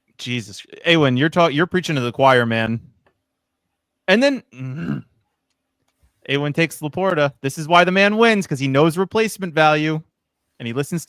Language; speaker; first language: English; native; English